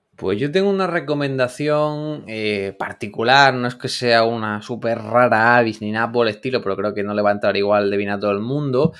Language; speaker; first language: Spanish; native; Spanish